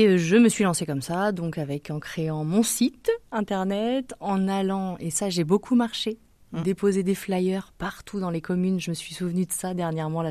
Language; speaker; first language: French; native; French